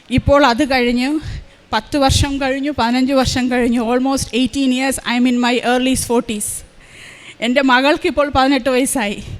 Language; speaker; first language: Malayalam; native; Malayalam